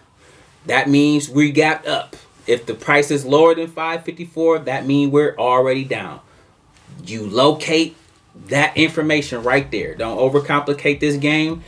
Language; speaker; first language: English; native; English